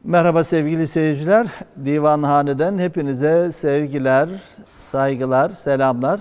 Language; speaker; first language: Turkish; native; Turkish